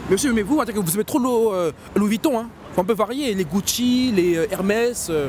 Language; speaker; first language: French; native; French